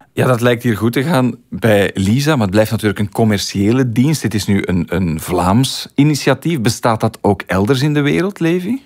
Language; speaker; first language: Dutch; native; Dutch